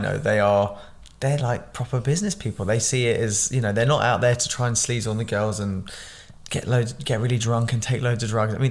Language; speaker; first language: English; native; English